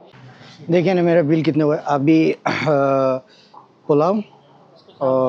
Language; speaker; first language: Hindi; non-native, fluent; Bangla